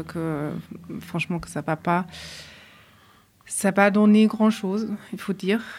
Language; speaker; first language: French; non-native, fluent; German